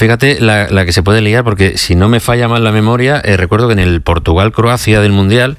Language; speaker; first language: Spanish; native; Spanish